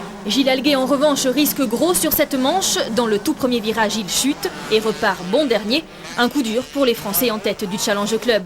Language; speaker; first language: French; native; French